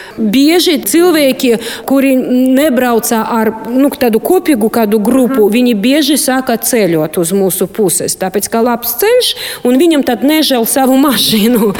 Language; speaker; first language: Latvian; non-native, local second language; Russian